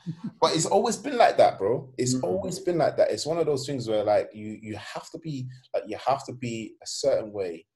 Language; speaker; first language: English; non-native, fluent; Swedish